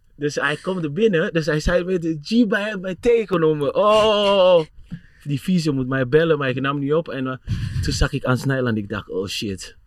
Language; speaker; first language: Dutch; non-native, fluent; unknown